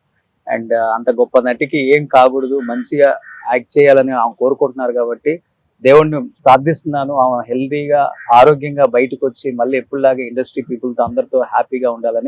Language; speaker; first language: Telugu; native; Telugu